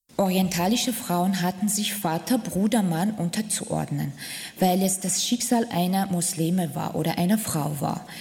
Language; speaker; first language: German; non-native, fluent; Central Kurdish